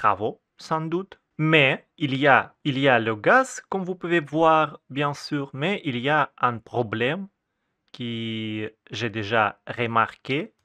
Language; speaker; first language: French; non-native, fluent; Russian